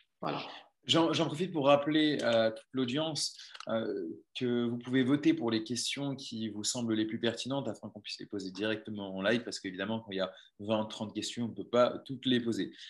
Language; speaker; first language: French; native; French